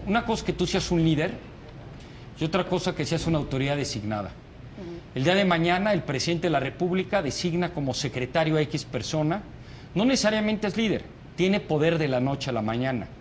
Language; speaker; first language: Spanish; native; Spanish